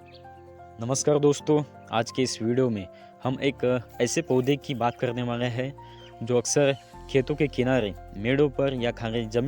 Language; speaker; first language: Hindi; native; Hindi